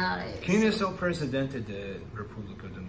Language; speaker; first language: Spanish; non-native, learner; English